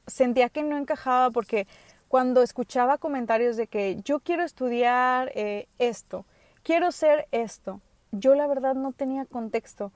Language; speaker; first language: Spanish; early bilingual, other home language; English